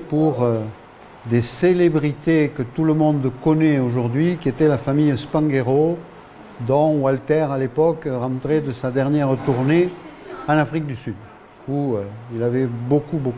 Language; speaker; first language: French; native; French